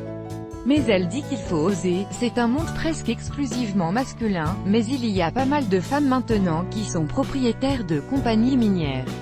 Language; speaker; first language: French; native; French